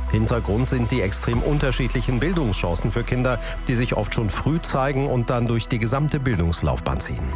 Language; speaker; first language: German; native; German